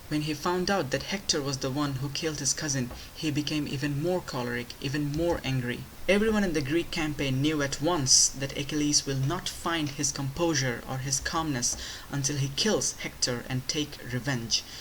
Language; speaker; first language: English; non-native, local second language; Bangla